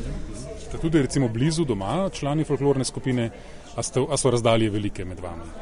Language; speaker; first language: Slovenian; native; Slovenian